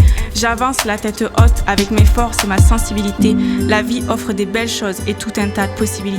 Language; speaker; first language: French; native; French